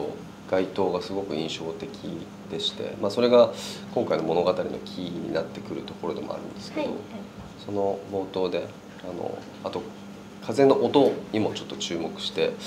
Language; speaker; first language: Japanese; native; Japanese